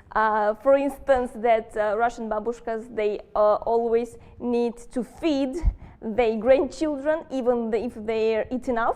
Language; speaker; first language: English; non-native, fluent; Russian